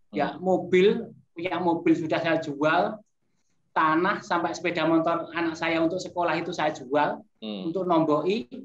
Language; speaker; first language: Indonesian; native; Indonesian